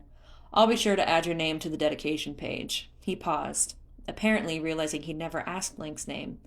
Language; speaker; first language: English; native; English